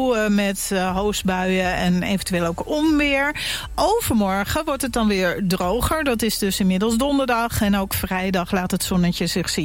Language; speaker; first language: Dutch; native; Dutch